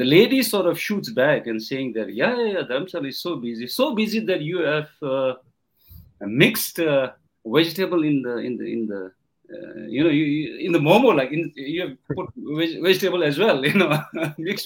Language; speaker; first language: English; non-native, local second language; Tibetan